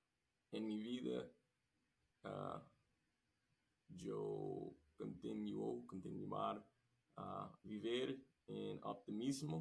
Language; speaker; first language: Spanish; non-native, learner; English